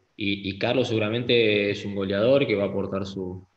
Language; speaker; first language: Spanish; native; Spanish